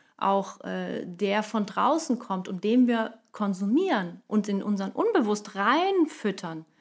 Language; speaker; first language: German; non-native, fluent; Portuguese